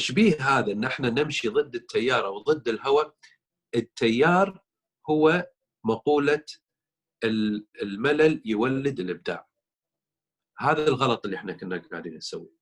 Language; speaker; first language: Arabic; native; Arabic